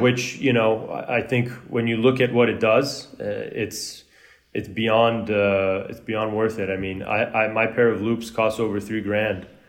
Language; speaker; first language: English; early bilingual, other home language; Spanish